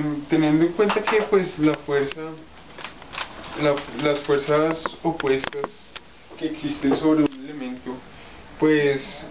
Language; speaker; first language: Spanish; native; Spanish